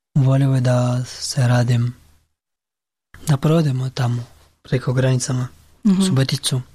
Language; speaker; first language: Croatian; non-native, learner; Pashto